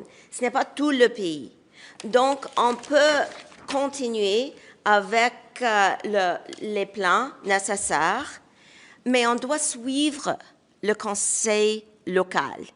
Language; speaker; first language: French; non-native, local second language; English